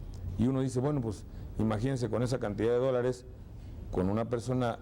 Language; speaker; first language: Spanish; native; Spanish